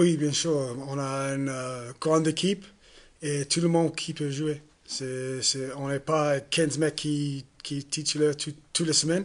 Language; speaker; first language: French; non-native, learner; English